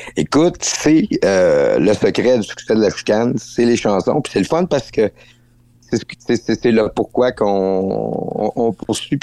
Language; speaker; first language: French; native; French